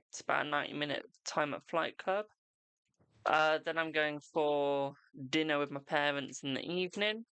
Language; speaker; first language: English; native; English